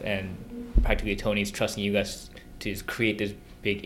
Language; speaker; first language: English; non-native, local second language; Korean